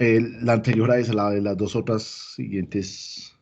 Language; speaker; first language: Spanish; native; Spanish